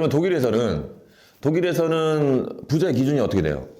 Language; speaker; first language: Korean; native; Korean